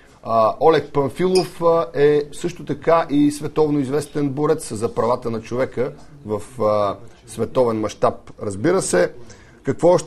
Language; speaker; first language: Bulgarian; native; Bulgarian